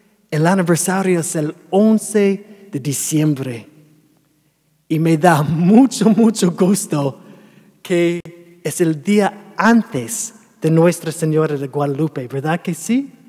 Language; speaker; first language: Spanish; non-native, fluent; English